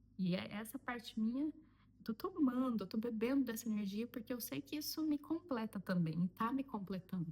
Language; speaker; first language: Portuguese; native; Portuguese